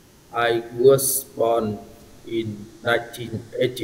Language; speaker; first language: English; non-native, learner; Vietnamese